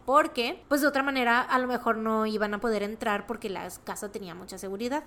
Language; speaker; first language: Spanish; native; Spanish